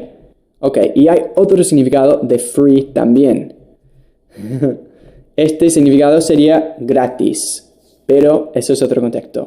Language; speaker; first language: Spanish; non-native, fluent; English